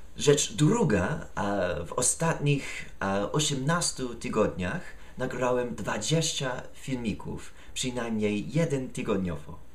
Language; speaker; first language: Polish; non-native, fluent; English